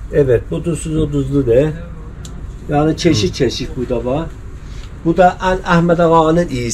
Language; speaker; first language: Turkish; non-native, learner; Azerbaijani